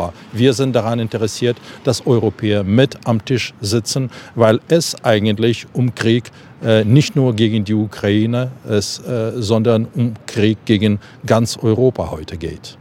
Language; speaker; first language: German; non-native, fluent; Ukrainian